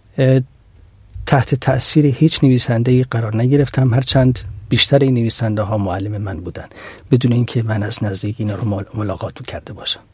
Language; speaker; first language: Persian; non-native, local second language; Central Kurdish